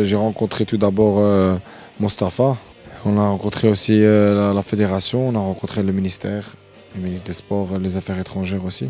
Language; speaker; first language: French; early bilingual, other home language; Arabic